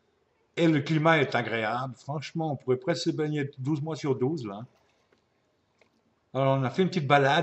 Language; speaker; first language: French; native; French